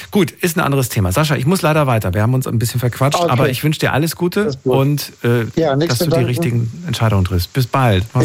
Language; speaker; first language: German; native; German